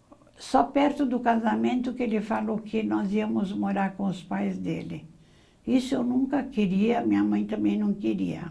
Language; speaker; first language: Portuguese; early bilingual, other home language; Arabic